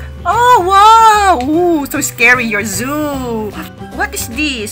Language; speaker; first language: English; non-native, fluent; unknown